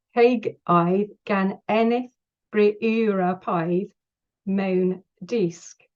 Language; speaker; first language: Welsh; non-native, learner; English